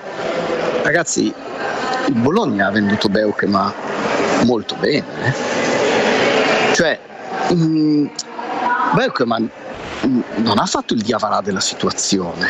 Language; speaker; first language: Italian; native; Italian